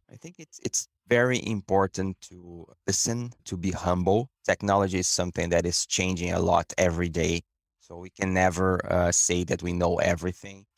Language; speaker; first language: English; non-native, fluent; Portuguese